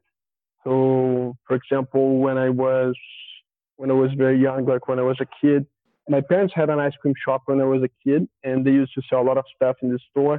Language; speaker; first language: English; non-native, fluent; Portuguese